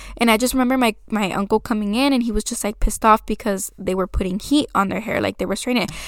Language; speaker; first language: English; early bilingual, other home language; Spanish